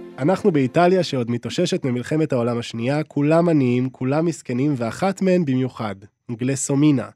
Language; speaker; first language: Hebrew; native; Hebrew